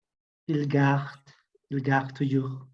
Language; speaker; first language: French; non-native, learner; Spanish